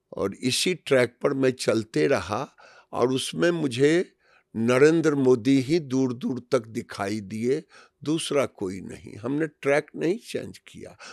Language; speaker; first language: Hindi; native; Hindi